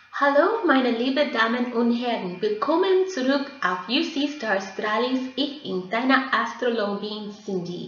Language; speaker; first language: German; non-native, fluent; English